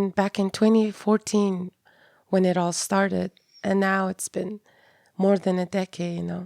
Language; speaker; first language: English; non-native, fluent; Mongolian